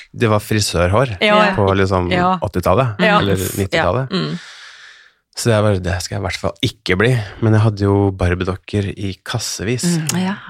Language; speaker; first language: Norwegian; native; Norwegian